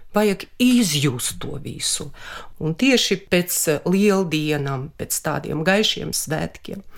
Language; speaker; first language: Latvian; non-native, local second language; Russian